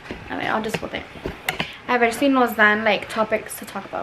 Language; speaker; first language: English; early bilingual, other home language; Spanish